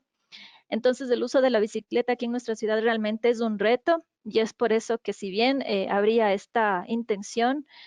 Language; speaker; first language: Spanish; native; Spanish